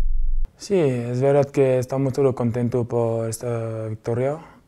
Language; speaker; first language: Spanish; non-native, fluent; French